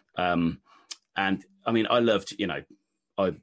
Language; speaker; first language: English; native; English